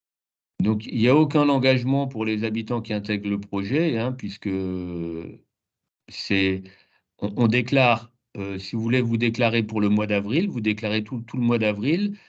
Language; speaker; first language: French; native; French